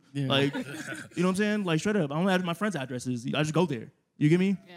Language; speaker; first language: English; native; English